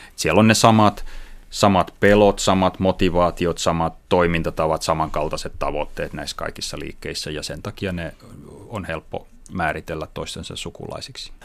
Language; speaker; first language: Finnish; native; Finnish